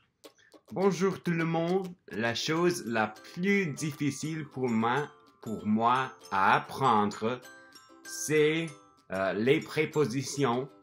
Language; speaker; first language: French; non-native, learner; English